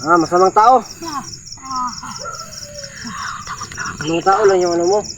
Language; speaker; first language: Filipino; non-native, local second language; Cebuano